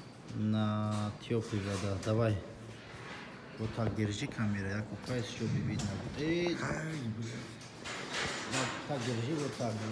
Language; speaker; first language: Russian; non-native, learner; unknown